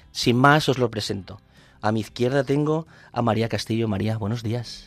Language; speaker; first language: Spanish; native; Spanish